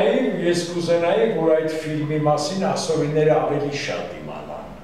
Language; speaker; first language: Armenian; non-native, local second language; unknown